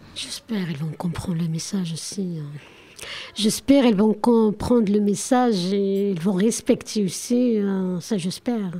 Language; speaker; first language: French; non-native, learner; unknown